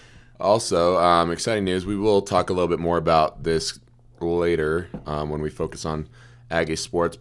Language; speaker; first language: English; native; English